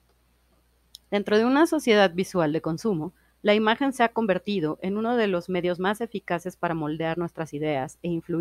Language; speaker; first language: Spanish; native; Spanish